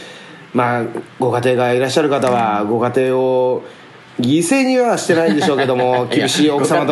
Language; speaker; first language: Japanese; native; Japanese